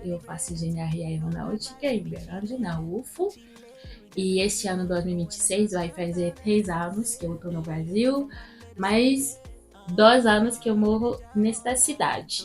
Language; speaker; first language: Portuguese; non-native, fluent; French